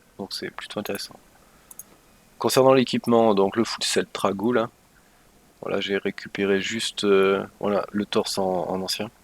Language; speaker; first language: French; native; French